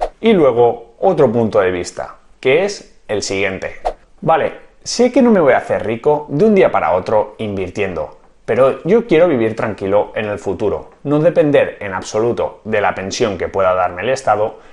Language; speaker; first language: Spanish; native; Spanish